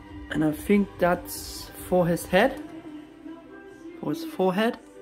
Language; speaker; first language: English; non-native, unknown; German